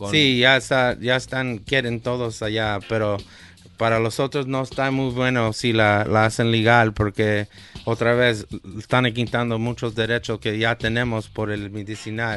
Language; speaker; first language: Spanish; early bilingual, heritage; Spanish